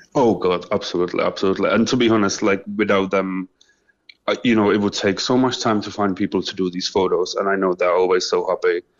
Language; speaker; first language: English; non-native, fluent; Czech